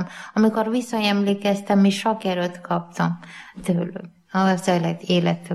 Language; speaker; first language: Hungarian; non-native, learner; Malayalam